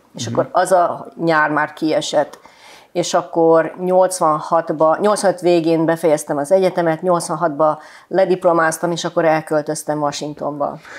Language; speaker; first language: Hungarian; early bilingual, heritage; Hungarian